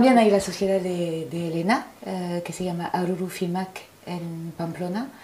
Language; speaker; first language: Spanish; non-native, fluent; French